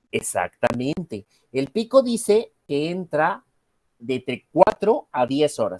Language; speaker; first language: Spanish; native; Spanish